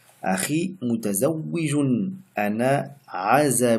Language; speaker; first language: Arabic; non-native, fluent; French